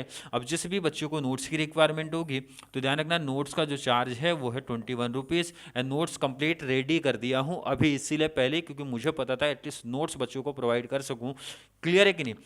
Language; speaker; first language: Hindi; native; Hindi